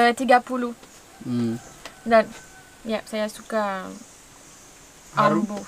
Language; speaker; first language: Indonesian; non-native, learner; French